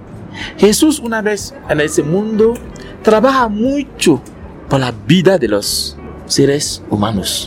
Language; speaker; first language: Spanish; non-native, learner; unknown